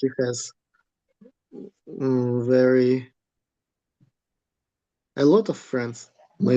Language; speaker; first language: English; non-native, learner; Russian